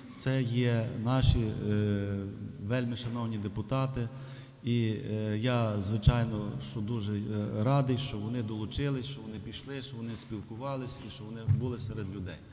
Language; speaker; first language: Ukrainian; native; Ukrainian